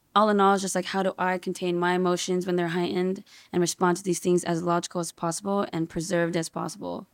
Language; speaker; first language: English; native; English